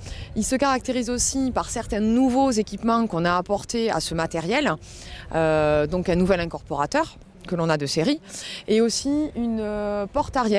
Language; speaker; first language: French; native; French